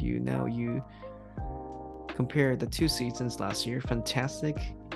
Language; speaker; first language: English; non-native, fluent; Japanese